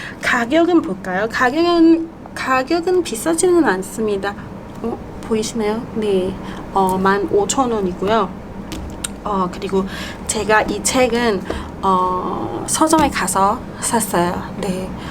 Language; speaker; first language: Korean; non-native, fluent; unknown